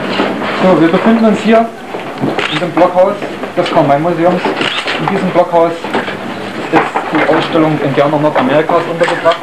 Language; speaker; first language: German; native; German